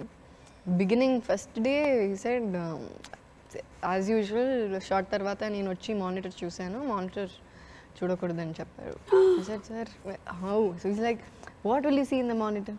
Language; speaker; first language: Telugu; non-native, learner; Malayalam